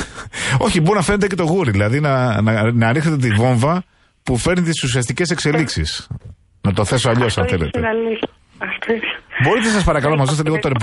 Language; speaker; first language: Greek; native; Greek